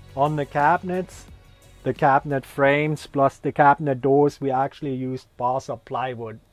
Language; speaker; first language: English; non-native, fluent; German